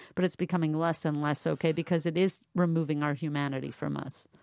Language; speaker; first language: English; native; English